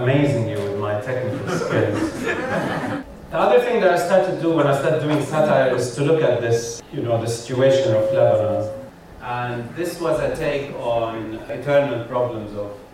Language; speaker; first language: English; non-native, fluent; Arabic